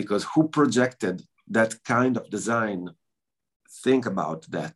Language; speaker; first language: English; non-native, learner; Italian